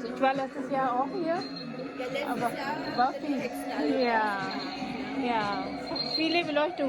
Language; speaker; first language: German; non-native, learner; Urdu